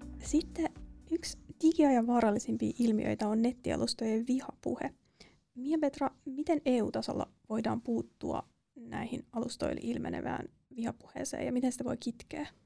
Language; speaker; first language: Finnish; native; Finnish